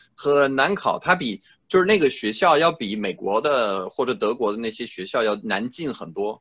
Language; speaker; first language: Chinese; non-native, fluent; French